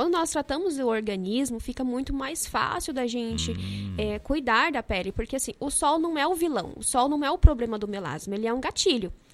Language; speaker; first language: Portuguese; native; Portuguese